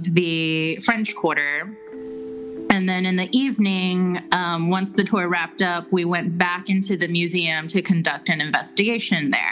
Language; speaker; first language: English; native; English